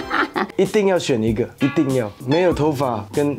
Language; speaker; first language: Chinese; native; Chinese